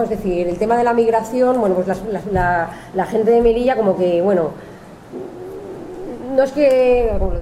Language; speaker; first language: Spanish; native; Spanish